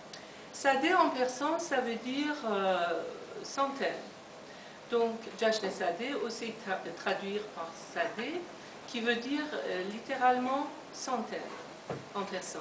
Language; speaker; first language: French; non-native, fluent; Persian